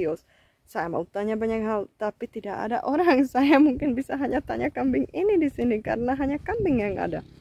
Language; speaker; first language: Indonesian; non-native, fluent; Czech